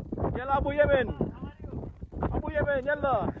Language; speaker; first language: Arabic; non-native, learner; Filipino